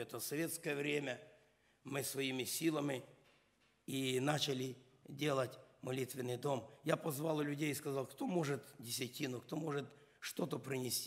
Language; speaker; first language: Russian; non-native, local second language; Ukrainian